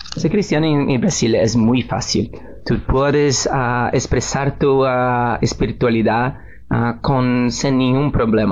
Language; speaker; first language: Spanish; non-native, learner; Portuguese